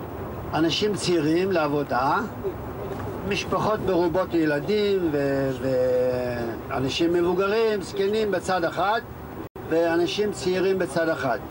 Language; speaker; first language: Hebrew; non-native, fluent; Yiddish